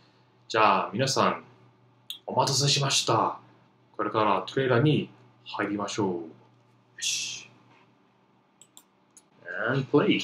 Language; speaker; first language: Japanese; non-native, fluent; English